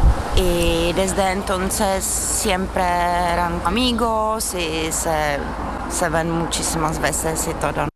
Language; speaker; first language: Spanish; non-native, learner; Czech